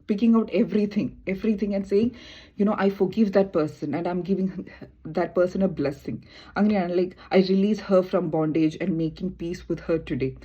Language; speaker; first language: English; non-native, local second language; Malayalam